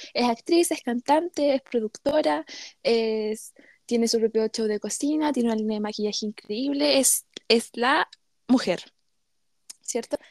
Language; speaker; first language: Spanish; native; Spanish